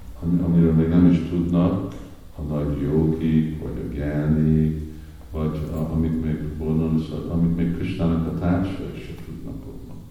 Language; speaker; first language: Hungarian; native; Hungarian